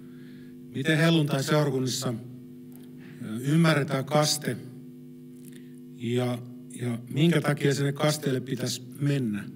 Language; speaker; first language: Finnish; native; Finnish